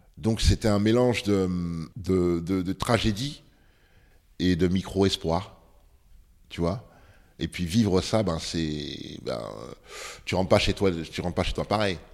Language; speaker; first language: French; early bilingual, other home language; Bambara